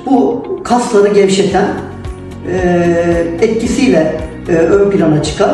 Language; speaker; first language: Turkish; native; Turkish